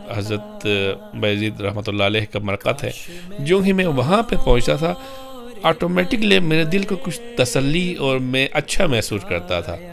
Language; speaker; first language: Urdu; non-native, local second language; Brahui